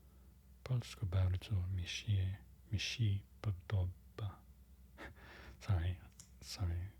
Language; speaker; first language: Polish; non-native, learner; English